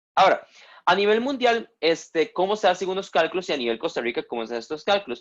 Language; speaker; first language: Spanish; native; Spanish